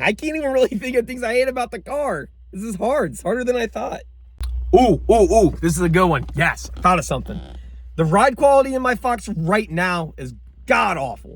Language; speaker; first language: English; native; English